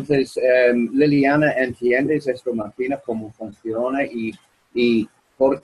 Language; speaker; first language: Spanish; non-native, learner; English